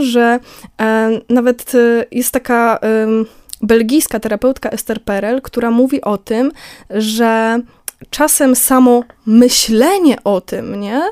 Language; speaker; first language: Polish; native; Polish